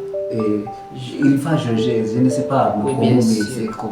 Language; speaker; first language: French; non-native, learner; Kalenjin